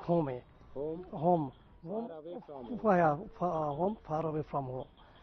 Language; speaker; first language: Hindi; non-native, local second language; Nepali